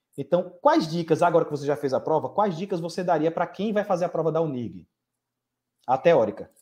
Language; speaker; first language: Portuguese; native; Portuguese